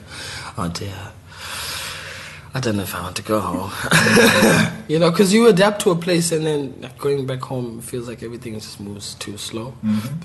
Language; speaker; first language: English; non-native, local second language; Southern Sotho